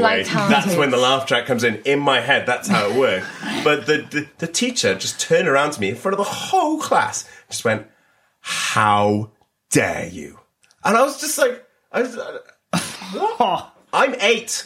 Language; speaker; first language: English; native; English